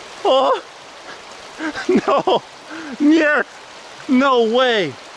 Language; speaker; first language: English; native; English